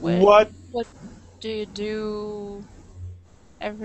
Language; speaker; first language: English; non-native, learner; Russian